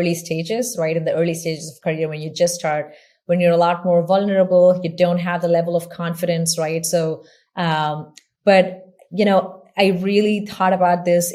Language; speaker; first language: English; non-native, local second language; Tamil